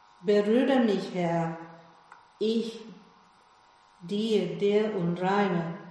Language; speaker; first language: German; non-native, fluent; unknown